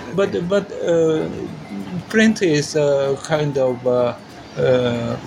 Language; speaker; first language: English; non-native, learner; Korean